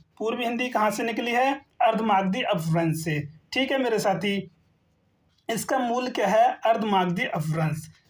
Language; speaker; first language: Hindi; native; Hindi